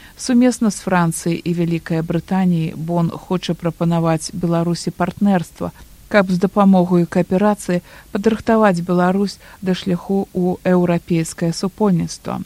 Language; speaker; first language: Belarusian; native; Belarusian